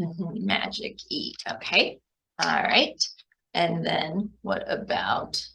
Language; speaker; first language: English; non-native, fluent; Chinese